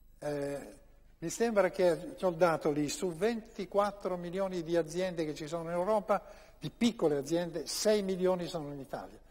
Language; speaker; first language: Italian; native; Italian